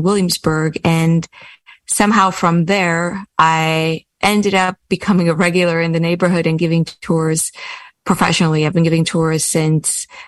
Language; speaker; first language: English; native; English